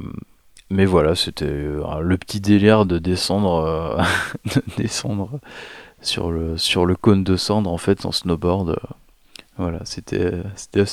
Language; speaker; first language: French; native; French